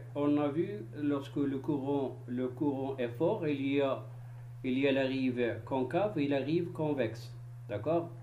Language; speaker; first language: French; non-native, local second language; Arabic